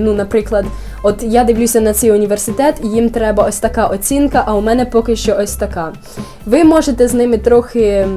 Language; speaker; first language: Ukrainian; early bilingual, heritage; Ukrainian